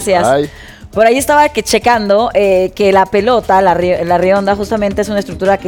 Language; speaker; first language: Spanish; native; Spanish